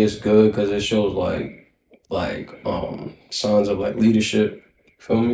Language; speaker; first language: English; native; English